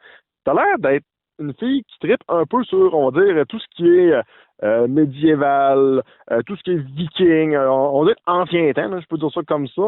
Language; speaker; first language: French; native; French